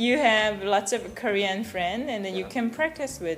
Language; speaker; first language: English; non-native, fluent; Korean